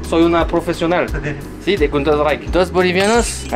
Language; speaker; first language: Spanish; non-native, learner; French